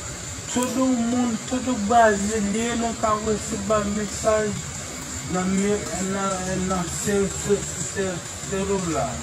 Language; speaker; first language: Portuguese; non-native, learner; Haitian Creole